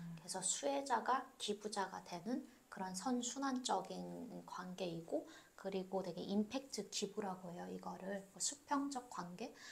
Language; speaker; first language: Korean; native; Korean